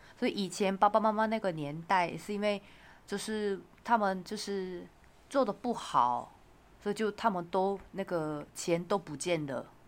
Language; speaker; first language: Chinese; non-native, fluent; Korean